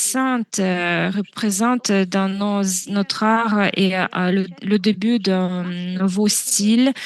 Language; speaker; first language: French; non-native, fluent; Russian